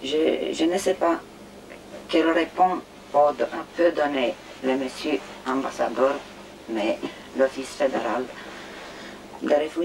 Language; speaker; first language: French; non-native, learner; Romanian